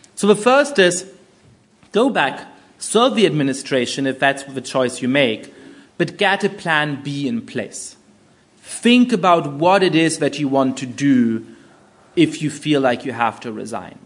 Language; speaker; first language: English; non-native, fluent; German